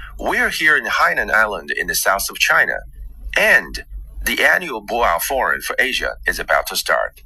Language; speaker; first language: English; non-native, fluent; Chinese